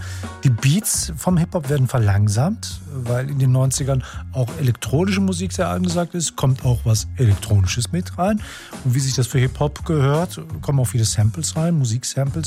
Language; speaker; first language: German; native; German